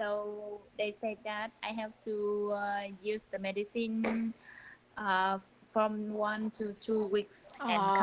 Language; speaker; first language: English; non-native, learner; Vietnamese